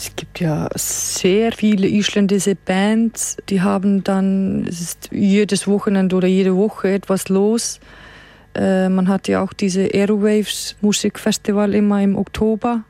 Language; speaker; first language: German; non-native, fluent; Icelandic